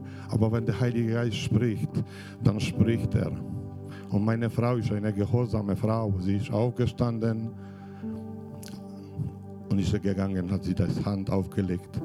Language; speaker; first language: German; non-native, fluent; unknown